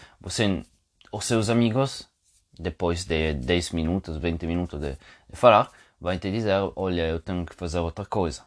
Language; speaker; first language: Portuguese; non-native, fluent; Italian